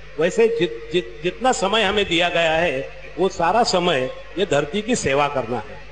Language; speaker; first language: Hindi; non-native, local second language; Marathi